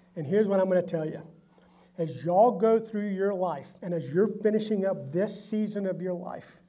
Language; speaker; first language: English; early bilingual, other home language; Spanish